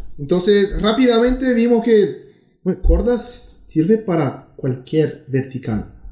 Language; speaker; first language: Spanish; non-native, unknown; Portuguese